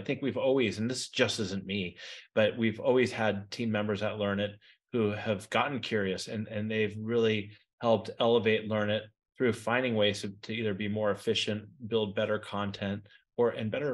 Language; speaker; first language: English; native; English